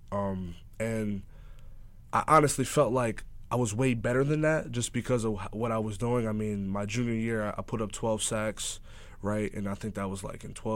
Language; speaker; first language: English; native; English